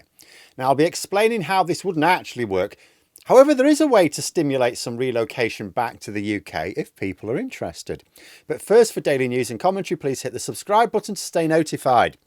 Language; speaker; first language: English; native; English